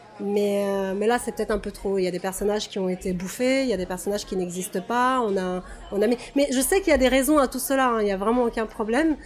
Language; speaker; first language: French; non-native, fluent; Russian